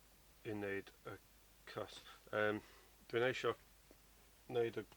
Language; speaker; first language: Welsh; non-native, learner; English